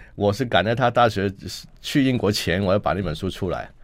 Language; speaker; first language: Chinese; non-native, local second language; Cantonese